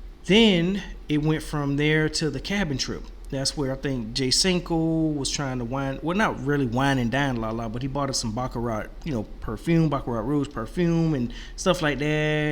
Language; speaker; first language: English; native; English